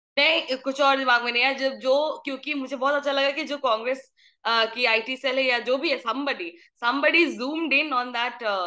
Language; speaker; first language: Hindi; native; Hindi